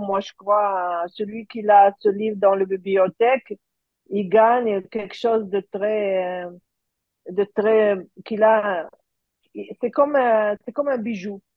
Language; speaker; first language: French; early bilingual, heritage; French